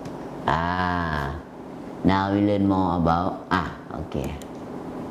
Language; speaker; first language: English; non-native, learner; Thai